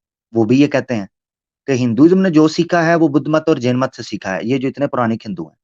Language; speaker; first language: Hindi; native; Hindi